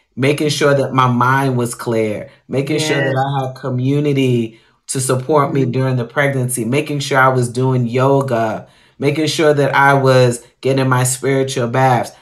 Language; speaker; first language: English; native; English